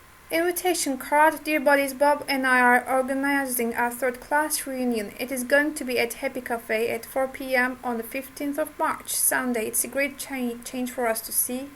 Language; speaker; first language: English; non-native, fluent; Turkish